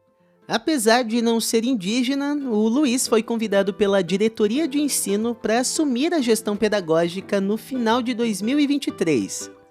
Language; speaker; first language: Portuguese; native; Portuguese